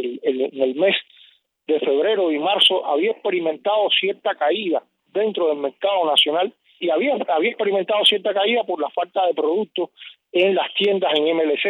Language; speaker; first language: Spanish; native; Spanish